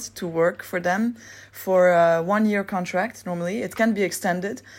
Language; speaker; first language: English; non-native, fluent; French